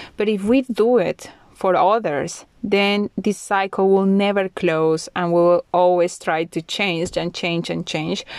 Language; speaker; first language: English; non-native, fluent; Spanish